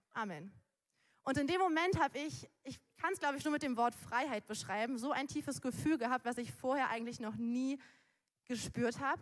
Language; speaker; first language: German; native; German